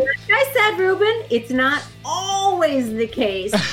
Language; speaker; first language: English; native; English